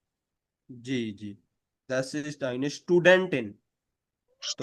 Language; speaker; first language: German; non-native, fluent; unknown